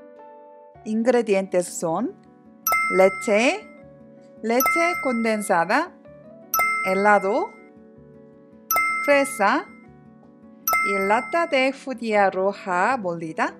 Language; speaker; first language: Spanish; non-native, learner; Korean